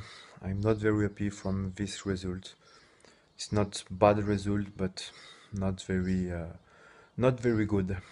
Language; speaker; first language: English; non-native, fluent; French